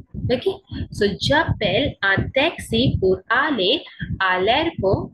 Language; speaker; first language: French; non-native, learner; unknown